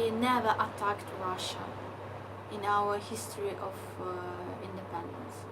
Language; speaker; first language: English; non-native, learner; Ukrainian